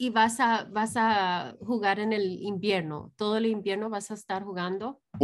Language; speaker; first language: Spanish; early bilingual, heritage; Spanish